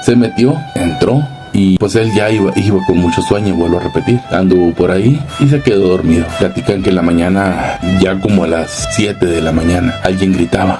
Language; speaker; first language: Spanish; native; Spanish